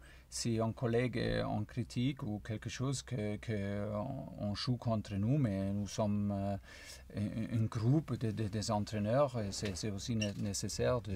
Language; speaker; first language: French; non-native, fluent; German